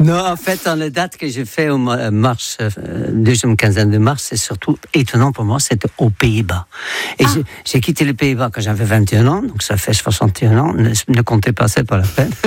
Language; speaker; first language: French; non-native, fluent; Dutch